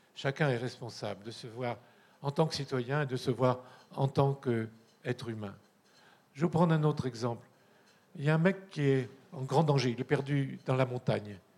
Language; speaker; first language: French; native; French